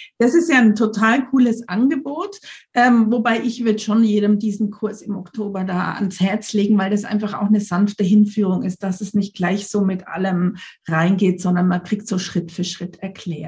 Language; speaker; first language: German; native; German